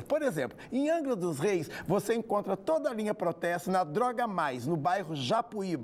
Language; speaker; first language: Portuguese; native; Portuguese